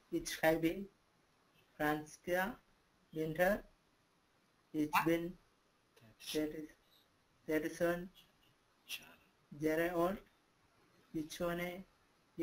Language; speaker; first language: German; non-native, learner; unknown